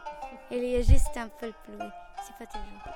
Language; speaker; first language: French; non-native, learner; Arabic